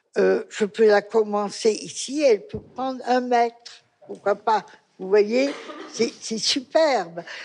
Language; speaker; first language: French; non-native, local second language; Greek